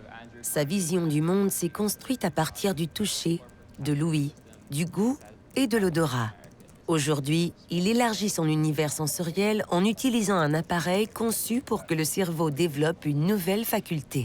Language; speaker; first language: French; native; French